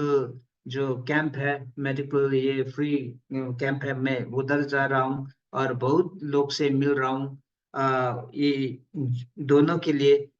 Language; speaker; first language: Hindi; non-native, local second language; Nepali